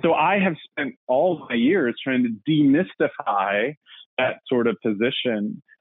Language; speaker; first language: English; native; English